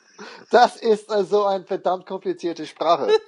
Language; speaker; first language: German; non-native, fluent; English